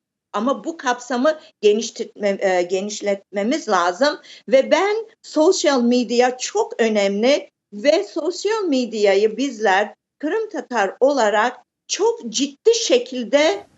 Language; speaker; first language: Turkish; early bilingual, heritage; Turkish